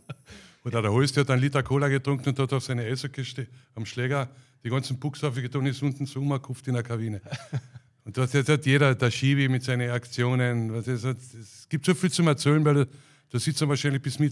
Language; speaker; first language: German; native; German